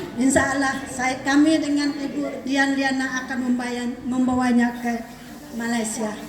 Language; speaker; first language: Indonesian; non-native, local second language; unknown